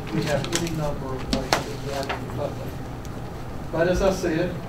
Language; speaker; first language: English; native; English